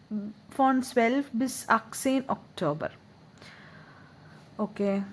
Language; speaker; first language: German; non-native, fluent; Malayalam